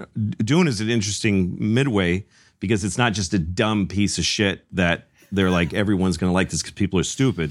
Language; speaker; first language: English; early bilingual, other home language; Spanish